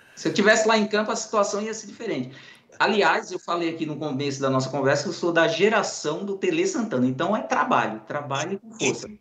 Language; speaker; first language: Portuguese; native; Portuguese